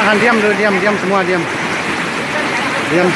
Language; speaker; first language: Indonesian; non-native, local second language; Sasak